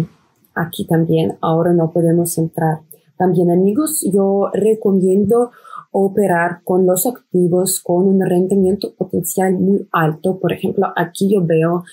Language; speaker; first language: Spanish; non-native, fluent; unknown